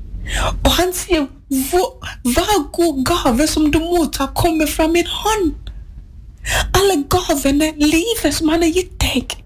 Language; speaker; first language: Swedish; non-native, learner; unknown